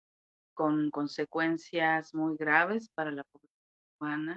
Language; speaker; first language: Spanish; native; Spanish